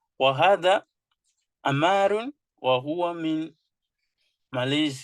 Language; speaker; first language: Arabic; non-native, fluent; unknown